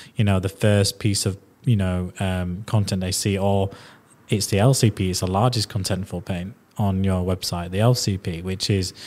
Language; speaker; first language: English; native; English